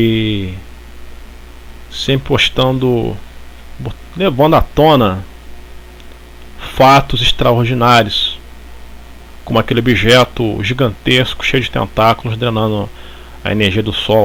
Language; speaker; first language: Portuguese; native; Portuguese